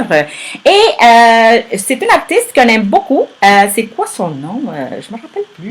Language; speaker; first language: French; native; French